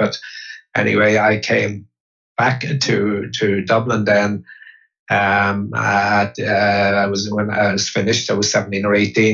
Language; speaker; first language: English; native; English